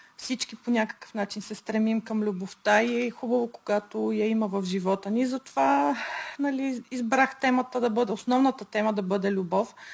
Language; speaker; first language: Bulgarian; native; Bulgarian